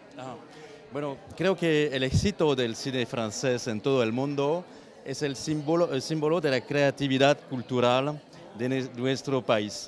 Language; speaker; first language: Spanish; non-native, fluent; French